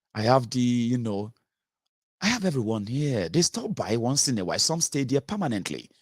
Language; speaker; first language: English; non-native, local second language; Yoruba